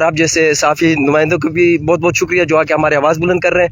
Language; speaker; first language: Urdu; native; Urdu